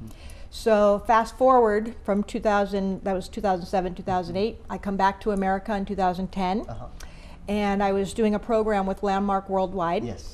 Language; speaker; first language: English; native; English